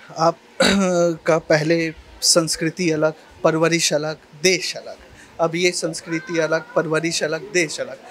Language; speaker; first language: Hindi; native; Hindi